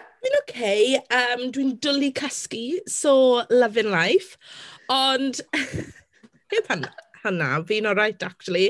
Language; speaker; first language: Welsh; non-native, local second language; English